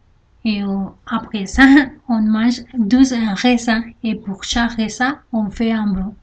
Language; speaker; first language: French; non-native, learner; Spanish